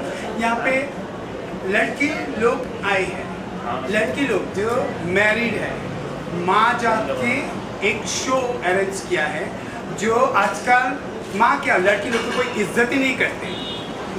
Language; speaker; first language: Hindi; non-native, local second language; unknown